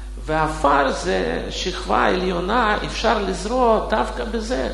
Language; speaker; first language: Hebrew; non-native, fluent; Russian